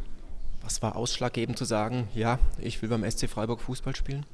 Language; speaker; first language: German; native; German